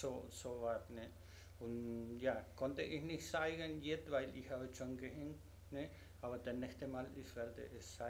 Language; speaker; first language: German; non-native, learner; Spanish